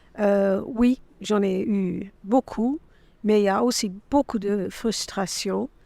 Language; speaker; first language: French; non-native, fluent; English